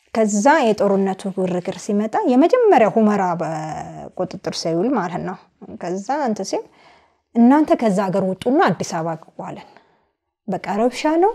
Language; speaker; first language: Amharic; native; Amharic